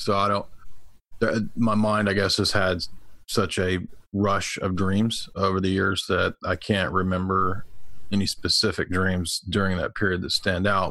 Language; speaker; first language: English; native; English